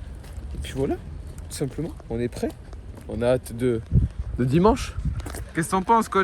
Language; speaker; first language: French; native; French